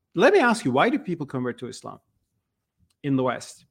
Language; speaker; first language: English; non-native, fluent; Turkish